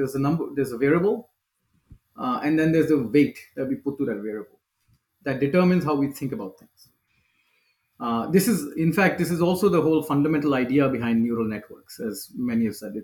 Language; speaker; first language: English; non-native, local second language; Hindi